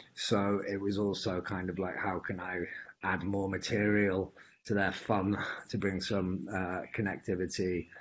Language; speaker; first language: English; native; English